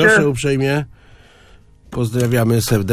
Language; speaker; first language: Polish; native; Polish